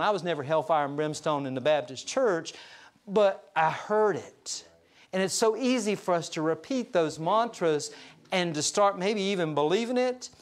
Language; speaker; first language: English; native; English